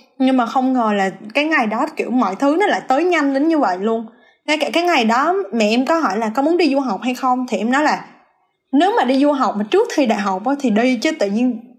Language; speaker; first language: Vietnamese; native; Vietnamese